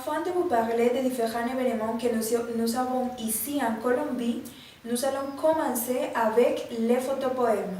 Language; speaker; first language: French; non-native, learner; Spanish